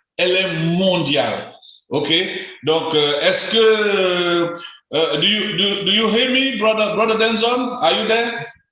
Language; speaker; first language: French; native; French